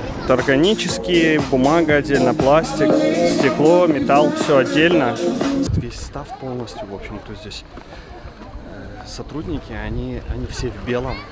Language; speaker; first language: Russian; native; Russian